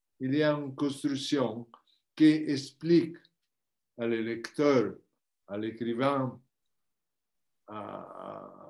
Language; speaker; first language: French; non-native, learner; Italian